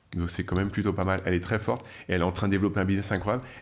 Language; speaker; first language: French; native; French